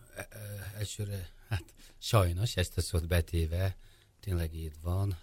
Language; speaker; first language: Hungarian; non-native, fluent; Mongolian